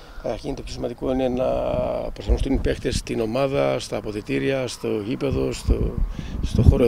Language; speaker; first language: Greek; native; Greek